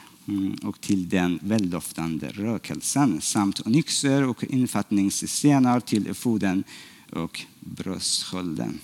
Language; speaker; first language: Swedish; non-native, fluent; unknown